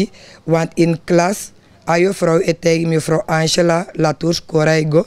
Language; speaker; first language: Dutch; non-native, local second language; Sranan Tongo